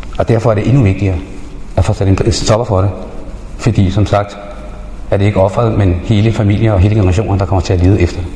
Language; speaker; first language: Danish; early bilingual, other home language; Spanish